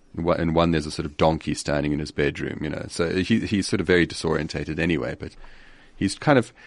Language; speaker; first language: English; native; English